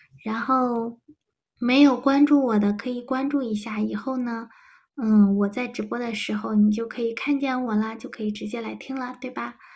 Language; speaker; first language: Chinese; native; Chinese